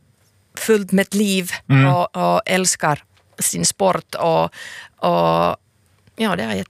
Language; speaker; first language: Swedish; non-native, local second language; Finnish